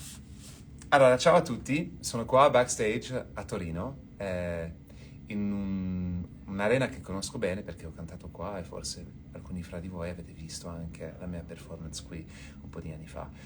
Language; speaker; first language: Italian; non-native, fluent; English